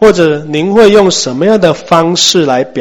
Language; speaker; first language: Chinese; native; Chinese